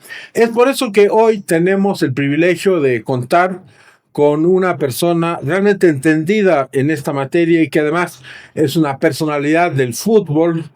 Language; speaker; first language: Spanish; native; Spanish